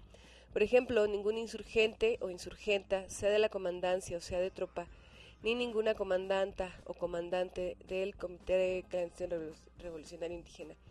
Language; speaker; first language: Spanish; native; Spanish